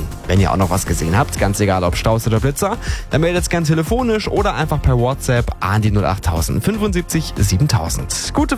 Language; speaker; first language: German; native; German